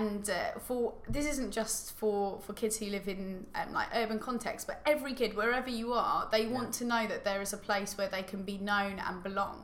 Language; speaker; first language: English; native; English